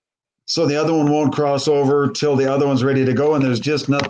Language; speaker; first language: English; native; English